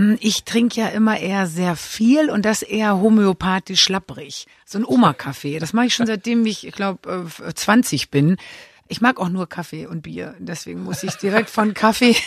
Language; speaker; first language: German; native; German